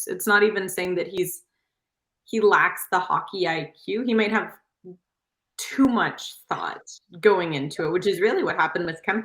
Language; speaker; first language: English; native; English